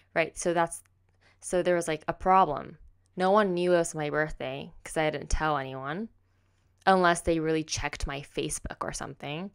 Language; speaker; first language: English; native; English